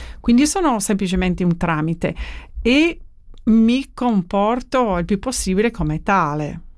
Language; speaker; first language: Italian; non-native, fluent; English